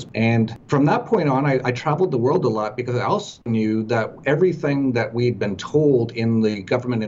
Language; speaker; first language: English; native; English